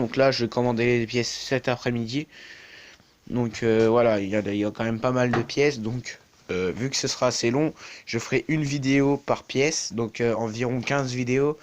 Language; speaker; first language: French; native; French